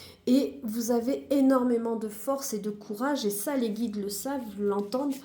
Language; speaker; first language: French; native; French